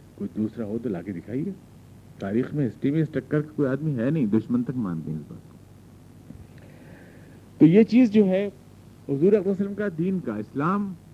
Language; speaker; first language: Urdu; native; Urdu